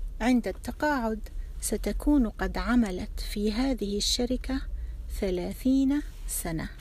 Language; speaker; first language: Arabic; non-native, fluent; English